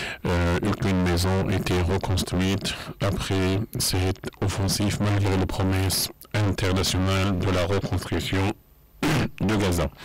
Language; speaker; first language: French; non-native, fluent; Arabic